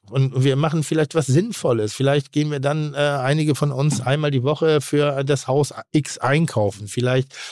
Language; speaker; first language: German; native; German